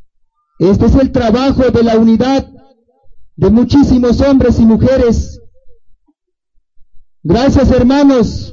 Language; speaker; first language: Spanish; non-native, local second language; Tzotzil